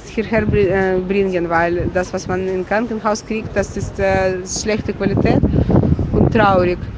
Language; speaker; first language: German; non-native, fluent; Ukrainian